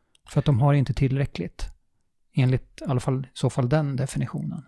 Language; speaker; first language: Swedish; native; Swedish